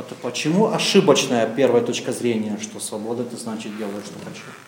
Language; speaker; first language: Czech; non-native, learner; Russian